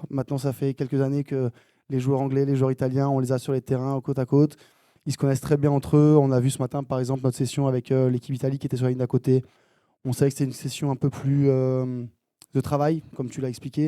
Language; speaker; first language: French; native; French